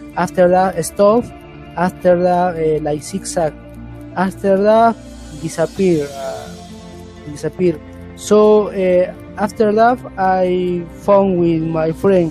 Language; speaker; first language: English; non-native, learner; Spanish